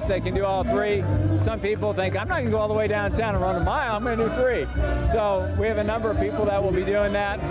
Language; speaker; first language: English; native; English